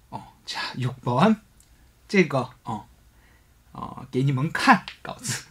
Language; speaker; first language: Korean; non-native, fluent; Chinese